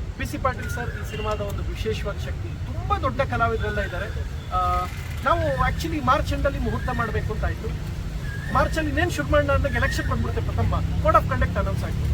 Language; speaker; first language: Kannada; native; Kannada